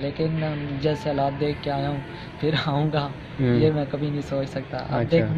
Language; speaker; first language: Urdu; non-native, local second language; Punjabi